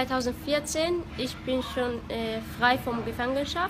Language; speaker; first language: German; non-native, learner; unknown